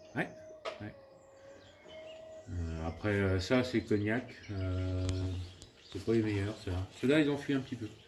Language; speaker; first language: French; native; French